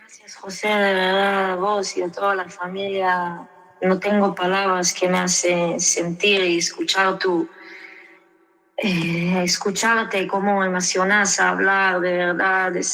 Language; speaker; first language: Spanish; early bilingual, heritage; Spanish